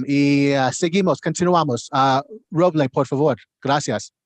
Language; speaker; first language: Spanish; non-native, learner; English